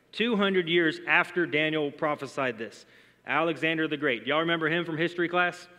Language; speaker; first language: English; native; English